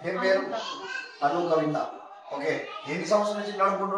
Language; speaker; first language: Telugu; non-native, local second language; Hindi